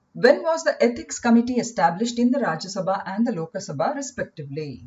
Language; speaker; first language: English; non-native, local second language; Kannada